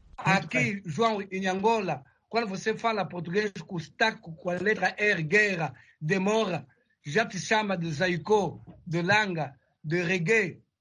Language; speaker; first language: Portuguese; non-native, fluent; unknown